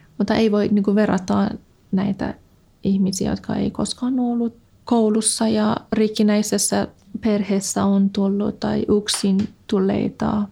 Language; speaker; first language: Finnish; non-native, fluent; Persian